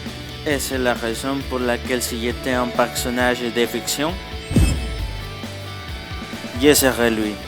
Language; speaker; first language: French; non-native, learner; Spanish